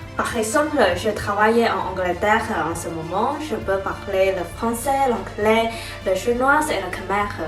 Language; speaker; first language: French; non-native, fluent; Chinese